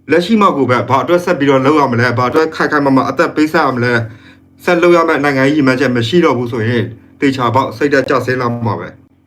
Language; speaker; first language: Burmese; native; Burmese